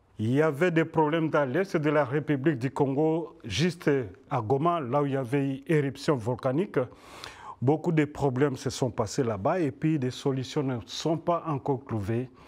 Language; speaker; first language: French; non-native, local second language; Swahili